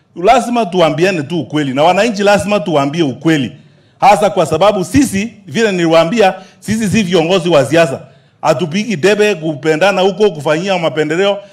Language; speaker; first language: Swahili; non-native, local second language; Gusii